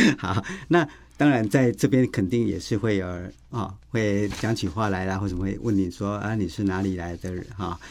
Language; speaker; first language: Chinese; native; Chinese